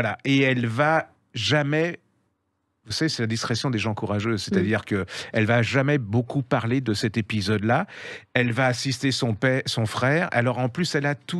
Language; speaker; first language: French; native; French